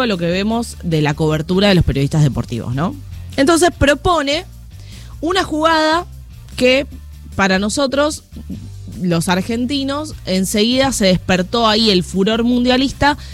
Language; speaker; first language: Spanish; native; Spanish